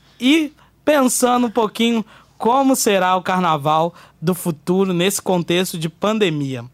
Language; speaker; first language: Portuguese; native; Portuguese